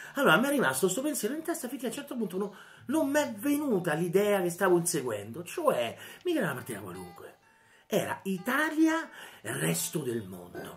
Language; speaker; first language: Italian; native; Italian